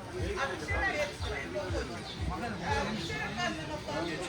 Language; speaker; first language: Russian; non-native, learner; Turkish